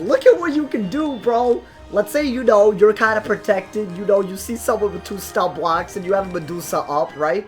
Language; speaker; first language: English; native; English